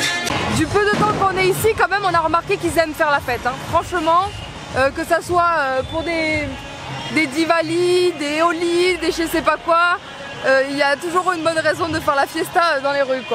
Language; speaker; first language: French; native; French